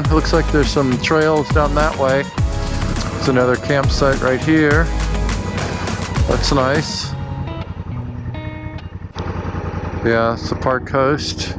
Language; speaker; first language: English; native; English